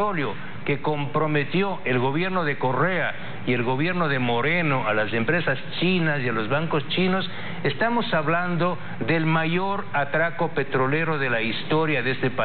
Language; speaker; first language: Spanish; native; Spanish